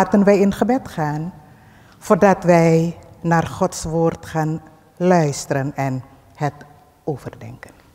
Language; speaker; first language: Dutch; early bilingual, other home language; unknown